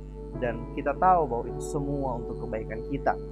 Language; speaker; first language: Indonesian; native; Indonesian